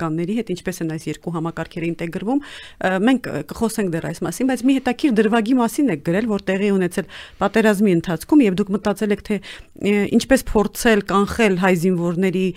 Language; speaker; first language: Armenian; native; Armenian